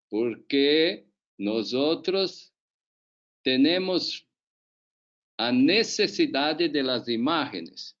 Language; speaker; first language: Spanish; non-native, learner; Portuguese